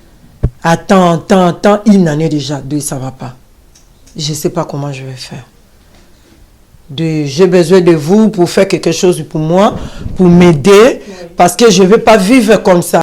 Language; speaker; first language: French; non-native, learner; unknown